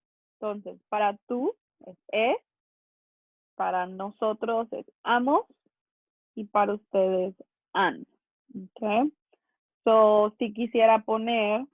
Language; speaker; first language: Spanish; non-native, fluent; English